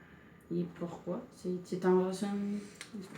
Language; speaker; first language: French; non-native, learner; Spanish